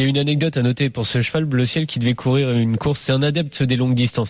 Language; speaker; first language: French; native; French